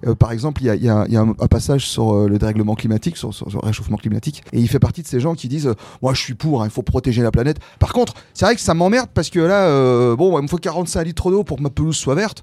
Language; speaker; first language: French; native; French